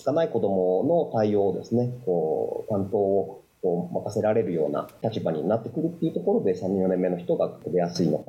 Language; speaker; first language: Japanese; native; Japanese